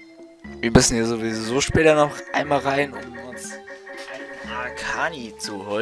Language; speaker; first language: German; native; German